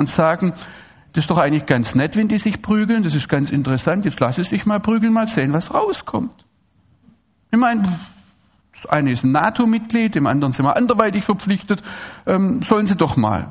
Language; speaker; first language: German; native; German